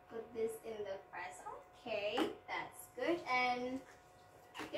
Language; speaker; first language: English; non-native, fluent; Indonesian